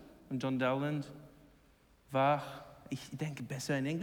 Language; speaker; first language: German; non-native, learner; English